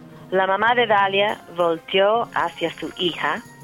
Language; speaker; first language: Spanish; early bilingual, heritage; Spanish